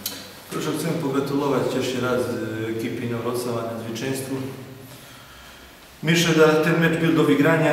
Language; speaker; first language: Polish; non-native, fluent; Serbian